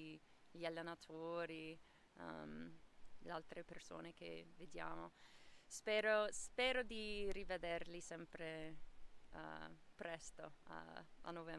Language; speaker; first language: Italian; non-native, fluent; English